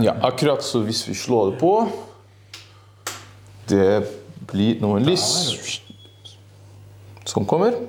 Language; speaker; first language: Norwegian; non-native, learner; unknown